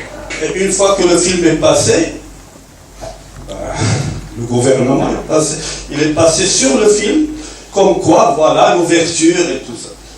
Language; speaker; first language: French; non-native, local second language; Arabic